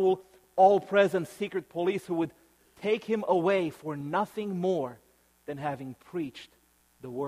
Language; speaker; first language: English; early bilingual, other home language; Romanian